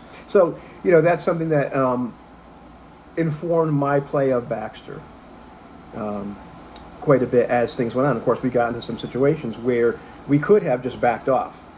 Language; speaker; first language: English; native; English